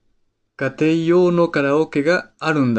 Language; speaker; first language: Japanese; non-native, fluent; Spanish